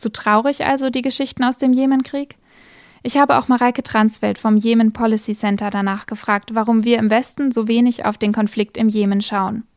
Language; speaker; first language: German; native; German